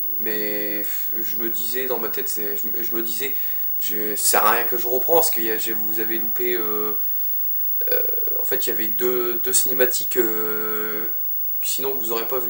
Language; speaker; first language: French; native; French